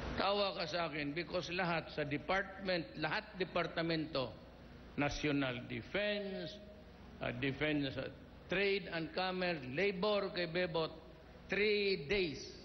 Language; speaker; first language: Filipino; non-native, local second language; Cebuano